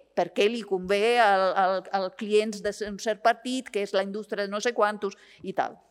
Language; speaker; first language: Catalan; non-native, fluent; Italian